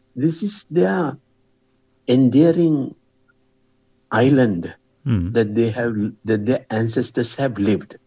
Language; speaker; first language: English; non-native, local second language; Sinhala